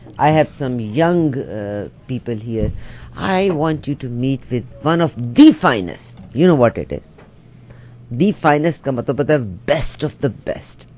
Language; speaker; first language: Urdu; native; Urdu